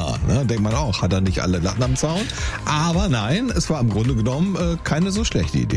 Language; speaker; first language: German; native; German